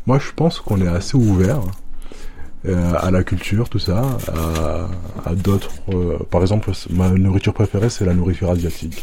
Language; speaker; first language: French; early bilingual, other home language; Arabic